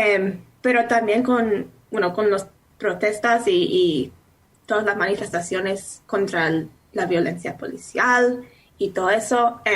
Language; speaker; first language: Spanish; non-native, fluent; English